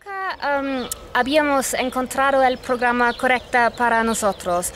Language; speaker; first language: Spanish; non-native, fluent; English